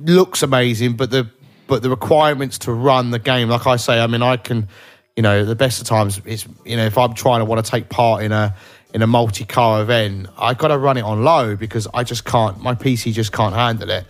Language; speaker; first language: English; native; English